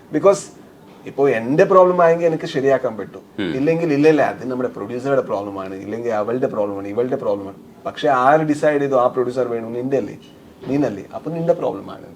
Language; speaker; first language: Malayalam; non-native, local second language; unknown